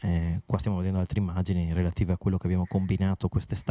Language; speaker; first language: Italian; native; Italian